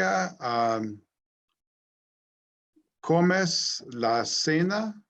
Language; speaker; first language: Spanish; non-native, learner; English